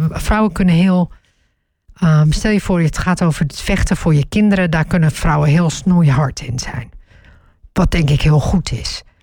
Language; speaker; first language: Dutch; early bilingual, other home language; Turkish